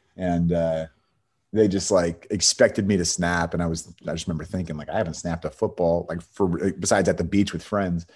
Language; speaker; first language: English; native; English